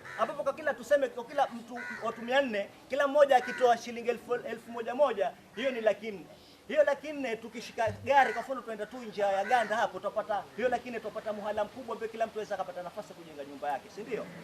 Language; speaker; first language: Swahili; non-native, local second language; Giryama